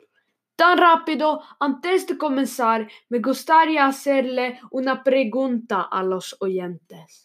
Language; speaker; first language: Spanish; non-native, learner; Swedish